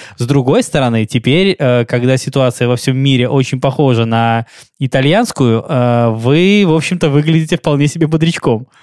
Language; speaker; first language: Russian; native; Russian